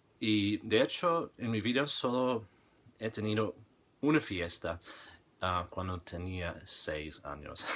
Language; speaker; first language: Spanish; non-native, fluent; English